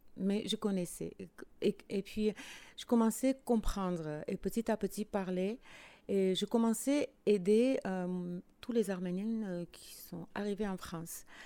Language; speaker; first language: French; non-native, fluent; Armenian